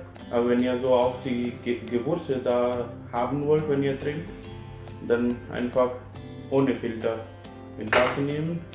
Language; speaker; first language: German; non-native, fluent; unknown